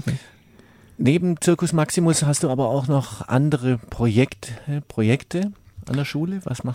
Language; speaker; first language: German; native; German